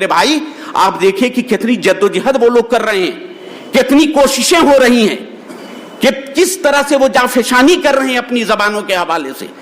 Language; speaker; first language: Urdu; native; Urdu